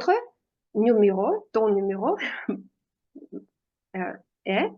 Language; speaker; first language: French; non-native, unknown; Russian